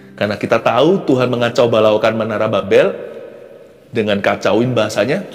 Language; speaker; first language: Indonesian; native; Indonesian